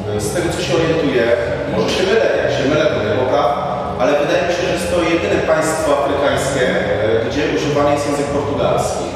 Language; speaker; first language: Polish; native; Polish